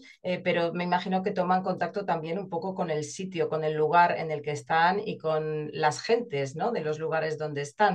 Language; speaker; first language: Spanish; native; Spanish